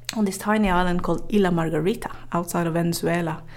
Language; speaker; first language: English; non-native, fluent; Norwegian